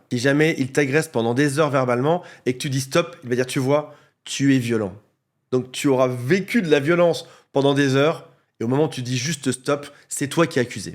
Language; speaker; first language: French; native; French